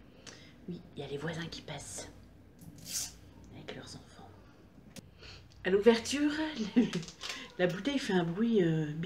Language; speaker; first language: French; native; French